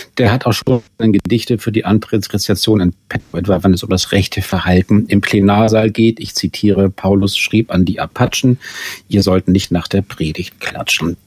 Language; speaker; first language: German; native; German